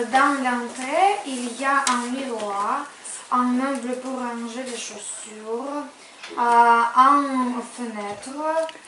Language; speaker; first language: French; non-native, learner; Ukrainian